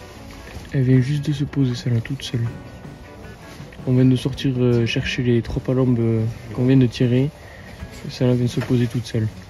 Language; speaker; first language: French; native; French